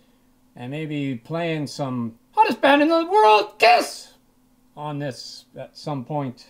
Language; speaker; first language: English; native; English